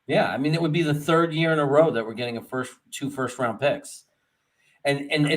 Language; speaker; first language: English; native; English